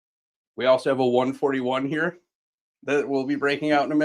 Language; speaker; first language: English; native; English